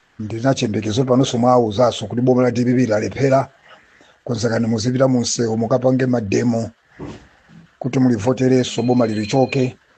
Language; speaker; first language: Nyanja; native; Nyanja